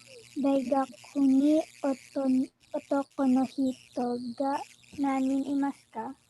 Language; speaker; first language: Japanese; non-native, learner; Filipino